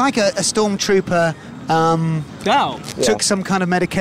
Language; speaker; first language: English; native; English